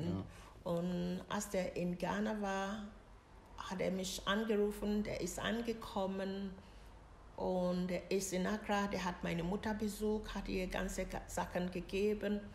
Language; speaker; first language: German; non-native, learner; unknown